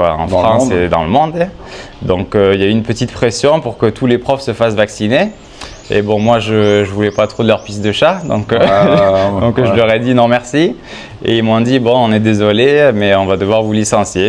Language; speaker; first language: French; native; French